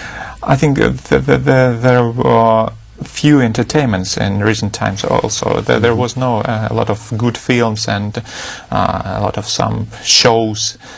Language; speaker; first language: English; non-native, fluent; Russian